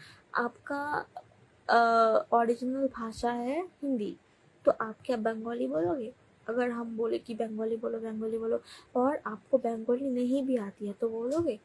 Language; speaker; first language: Hindi; non-native, local second language; Bangla